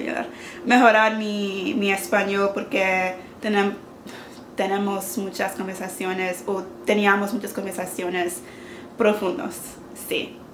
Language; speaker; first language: Spanish; non-native, learner; English